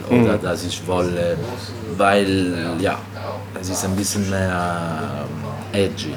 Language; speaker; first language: German; non-native, learner; Italian